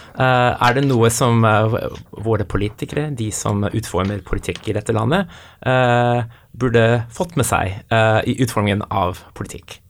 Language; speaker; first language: Norwegian; native; Norwegian